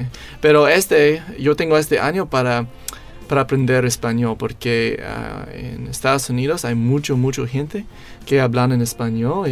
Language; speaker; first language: Spanish; non-native, learner; English